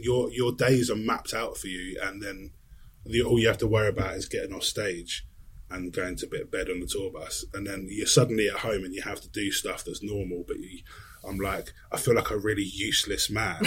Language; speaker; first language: English; native; English